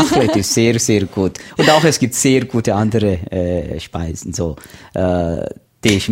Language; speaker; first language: German; non-native, learner; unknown